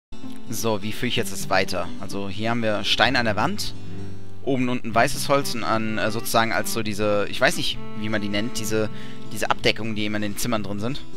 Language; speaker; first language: German; native; German